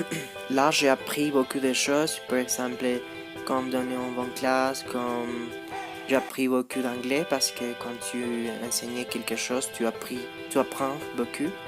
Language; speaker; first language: French; non-native, learner; Spanish